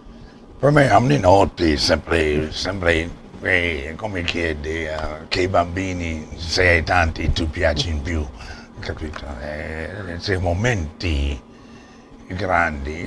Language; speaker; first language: Italian; non-native, learner; English